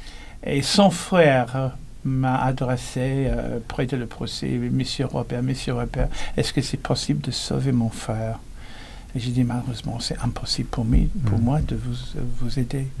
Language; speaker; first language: French; non-native, learner; English